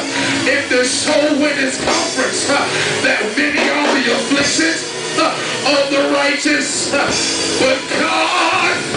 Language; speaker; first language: English; native; English